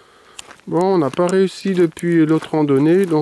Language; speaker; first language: French; native; French